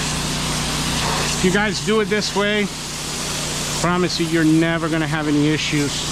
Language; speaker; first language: English; native; English